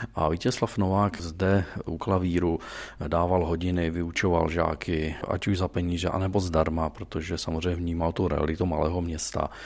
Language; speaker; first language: Czech; native; Czech